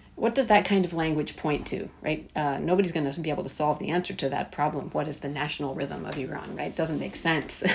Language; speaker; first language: English; early bilingual, heritage; Persian